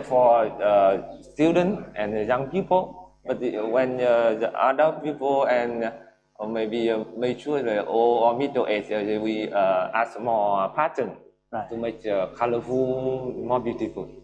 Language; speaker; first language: English; non-native, learner; Vietnamese